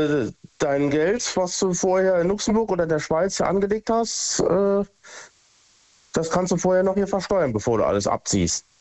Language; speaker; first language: German; native; German